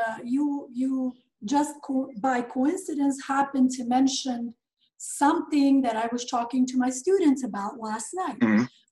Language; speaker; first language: English; non-native, fluent; Serbian